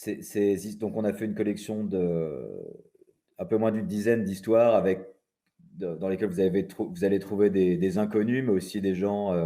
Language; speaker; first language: French; native; French